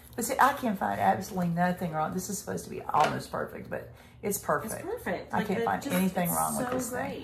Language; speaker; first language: English; native; English